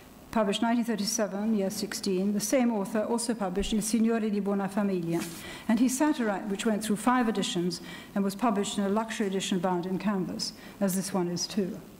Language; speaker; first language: English; early bilingual, other home language; Italian